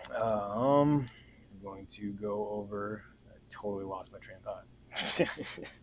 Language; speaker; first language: English; native; English